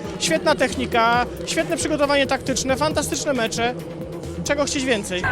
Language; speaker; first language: Polish; native; Polish